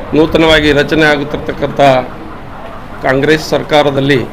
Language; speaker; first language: Kannada; non-native, local second language; Lambadi